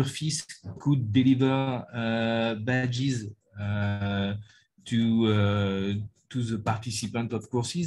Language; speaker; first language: English; non-native, learner; French